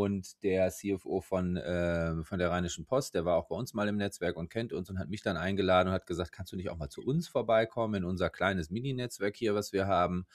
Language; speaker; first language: German; native; German